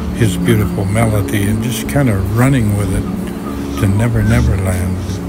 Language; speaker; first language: English; native; English